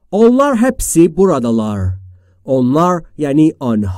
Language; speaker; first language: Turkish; non-native, fluent; Persian